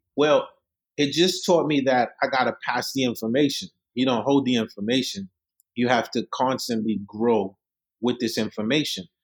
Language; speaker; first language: English; early bilingual, other home language; Haitian Creole